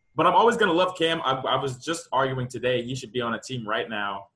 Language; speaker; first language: English; native; English